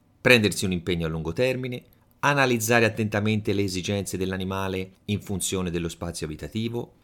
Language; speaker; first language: Italian; native; Italian